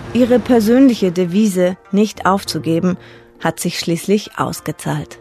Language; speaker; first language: German; native; German